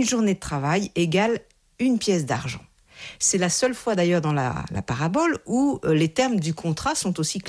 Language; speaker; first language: French; native; French